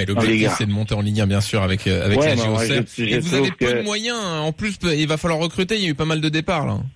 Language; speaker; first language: French; native; French